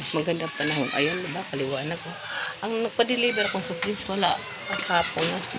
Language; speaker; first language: Filipino; non-native, local second language; Cebuano